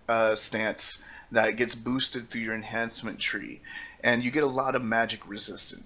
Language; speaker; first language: English; native; English